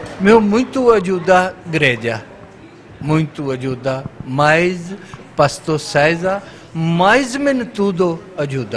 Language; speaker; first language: Portuguese; non-native, learner; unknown